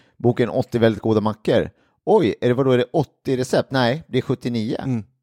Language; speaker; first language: Swedish; native; Swedish